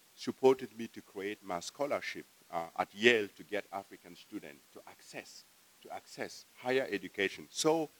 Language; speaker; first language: English; non-native, fluent; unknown